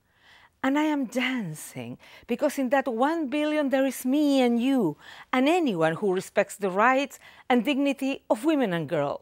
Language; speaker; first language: English; non-native, fluent; Spanish